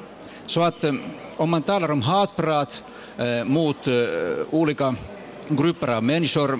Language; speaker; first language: Swedish; non-native, fluent; Finnish